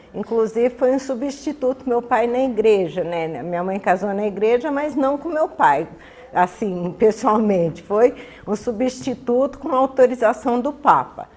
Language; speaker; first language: Portuguese; early bilingual, other home language; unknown